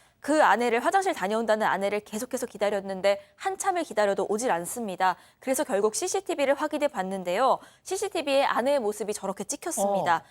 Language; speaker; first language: Korean; native; Korean